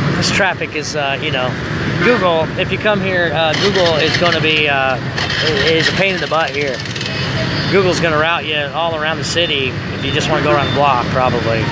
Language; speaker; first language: English; native; English